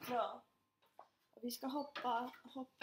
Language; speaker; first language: Swedish; non-native, fluent; Finnish